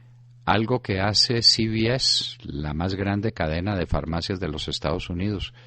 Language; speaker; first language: Spanish; native; Spanish